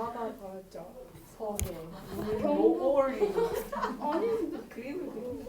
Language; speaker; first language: Korean; native; Korean